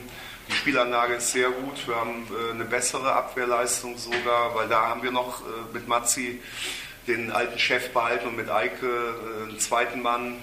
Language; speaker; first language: German; native; German